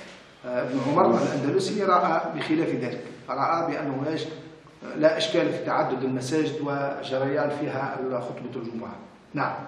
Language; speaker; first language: Arabic; native; Arabic